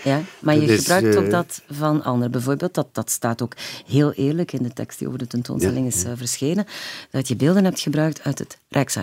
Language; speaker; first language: Dutch; native; Dutch